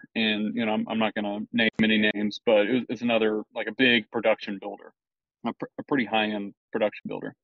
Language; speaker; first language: English; native; English